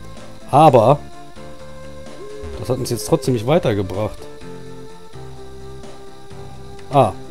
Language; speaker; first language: German; native; German